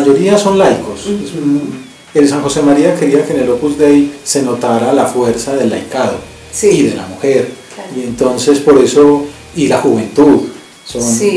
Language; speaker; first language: Spanish; native; Spanish